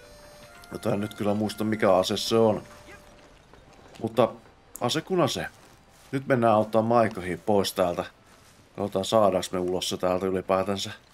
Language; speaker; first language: Finnish; native; Finnish